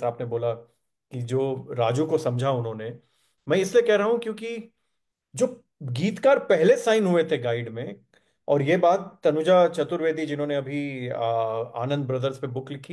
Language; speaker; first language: Hindi; native; Hindi